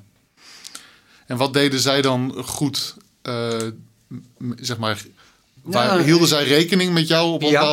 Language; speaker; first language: Dutch; native; Dutch